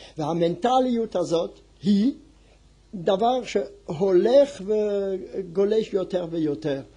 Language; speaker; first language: Hebrew; non-native, fluent; French